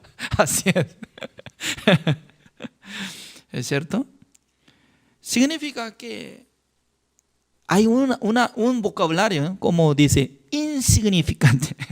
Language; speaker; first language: Spanish; non-native, fluent; Korean